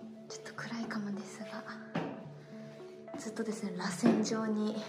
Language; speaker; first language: Japanese; native; Japanese